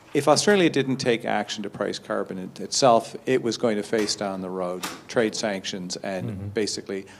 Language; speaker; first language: English; native; English